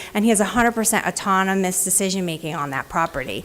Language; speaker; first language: English; native; English